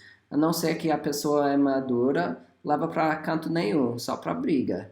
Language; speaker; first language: Portuguese; non-native, fluent; English